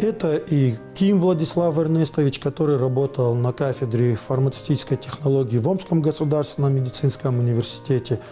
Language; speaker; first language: Russian; native; Russian